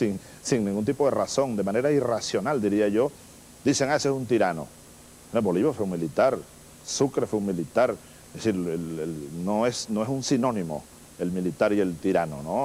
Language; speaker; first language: Spanish; native; Spanish